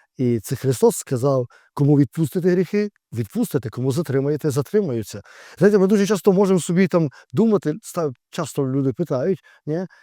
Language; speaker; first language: Ukrainian; native; Ukrainian